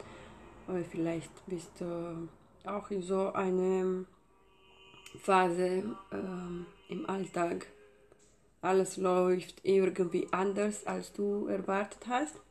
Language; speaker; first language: German; non-native, fluent; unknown